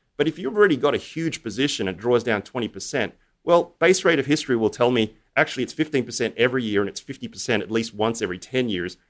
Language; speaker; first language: English; native; English